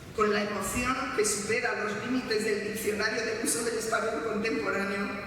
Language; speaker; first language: Spanish; non-native, fluent; Romanian